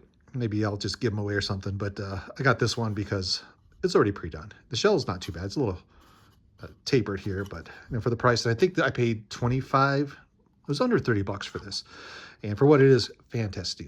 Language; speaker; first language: English; native; English